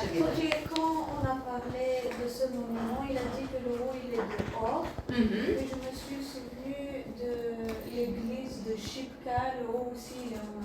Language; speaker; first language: French; non-native, learner; Bulgarian